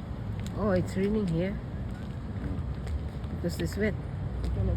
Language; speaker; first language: English; non-native, local second language; Cebuano